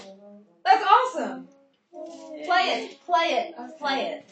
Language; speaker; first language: English; native; English